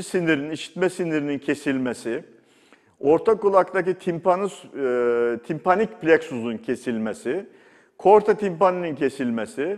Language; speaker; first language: Turkish; native; Turkish